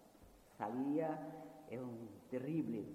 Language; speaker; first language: Spanish; non-native, fluent; Portuguese